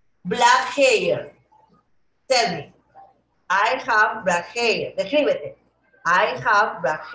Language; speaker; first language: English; non-native, learner; Spanish